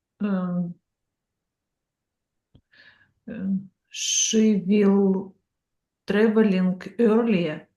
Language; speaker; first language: English; non-native, learner; Russian